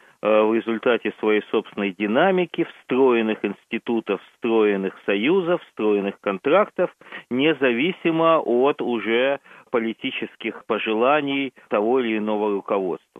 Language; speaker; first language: Russian; native; Russian